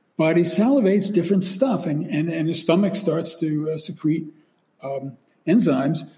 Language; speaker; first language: English; native; English